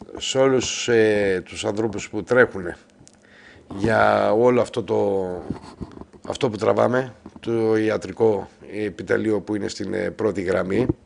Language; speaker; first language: Greek; native; Greek